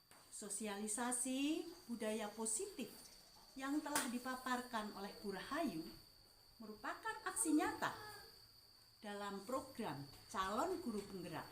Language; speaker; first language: Indonesian; non-native, local second language; Javanese